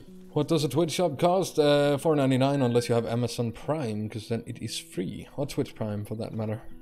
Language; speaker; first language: English; non-native, fluent; Danish